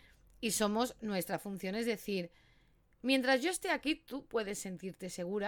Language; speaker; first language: Spanish; native; Spanish